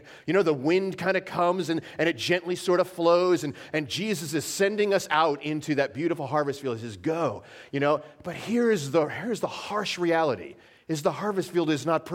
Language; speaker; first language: English; native; English